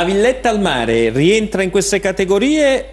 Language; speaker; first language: Italian; native; Italian